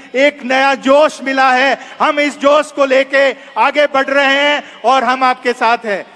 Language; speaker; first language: Hindi; non-native, local second language; Gujarati